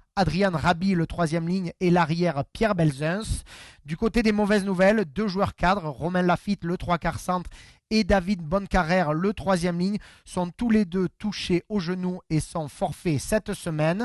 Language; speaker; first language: French; native; French